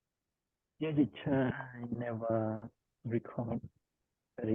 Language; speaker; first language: English; non-native, learner; Khmer